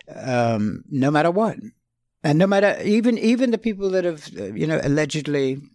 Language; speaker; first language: English; native; English